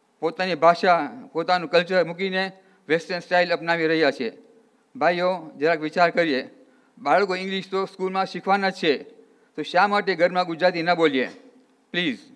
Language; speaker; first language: Gujarati; early bilingual, heritage; Gujarati